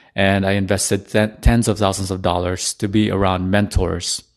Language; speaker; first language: English; early bilingual, other home language; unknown